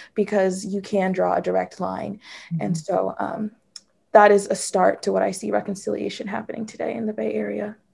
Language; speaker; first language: English; native; English